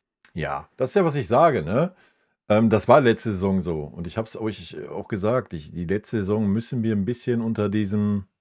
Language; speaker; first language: German; native; German